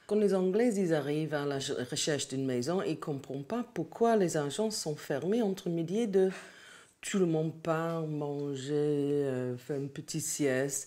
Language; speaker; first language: French; non-native, learner; English